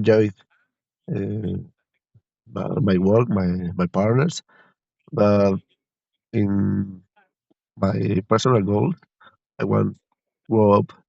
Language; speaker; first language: English; non-native, learner; Spanish